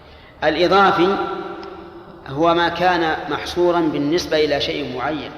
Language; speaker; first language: Arabic; native; Arabic